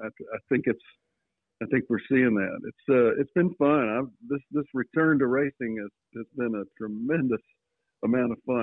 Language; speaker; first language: English; native; English